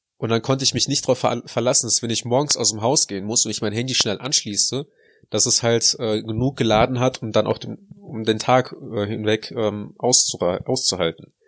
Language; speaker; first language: German; early bilingual, other home language; Russian